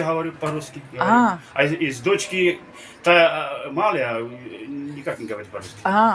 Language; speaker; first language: Russian; early bilingual, heritage; Russian